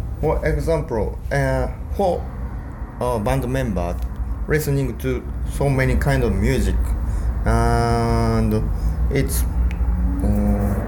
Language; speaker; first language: English; non-native, learner; Japanese